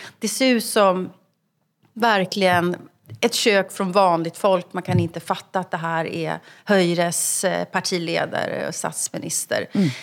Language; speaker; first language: Swedish; native; Swedish